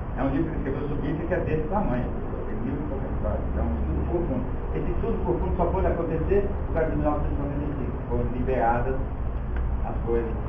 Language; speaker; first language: Portuguese; early bilingual, other home language; Yiddish